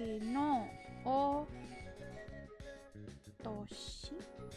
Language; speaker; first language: Japanese; non-native, learner; English